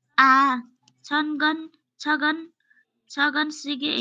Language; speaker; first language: Korean; non-native, learner; Nepali